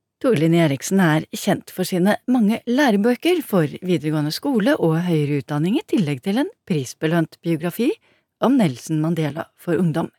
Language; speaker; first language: Norwegian; native; Norwegian